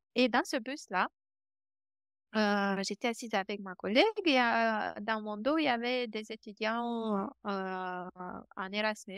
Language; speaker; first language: French; non-native, fluent; Romanian